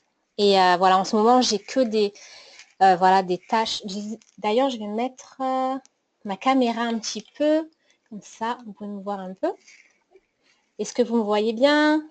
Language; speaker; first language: French; native; French